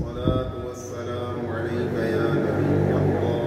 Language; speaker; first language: Indonesian; non-native, fluent; Urdu